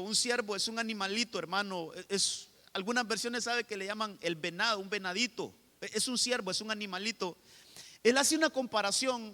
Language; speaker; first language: Spanish; native; Spanish